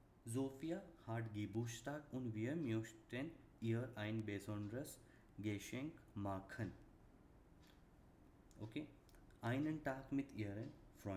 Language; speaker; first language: German; non-native, fluent; Hindi